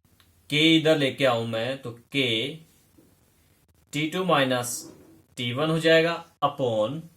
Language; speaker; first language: Hindi; native; Hindi